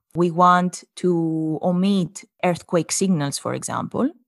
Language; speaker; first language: English; non-native, fluent; Greek